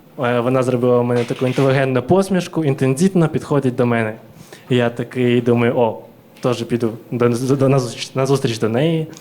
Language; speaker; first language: Ukrainian; early bilingual, other home language; Russian